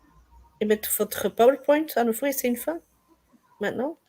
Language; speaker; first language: French; non-native, learner; Dutch